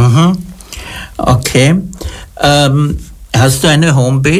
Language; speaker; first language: German; native; German